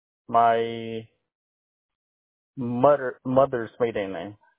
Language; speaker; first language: English; early bilingual, other home language; Spanish